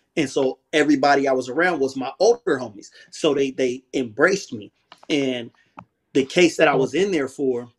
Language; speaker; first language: English; native; English